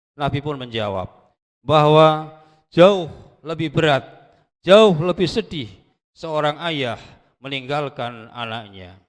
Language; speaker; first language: Indonesian; native; Indonesian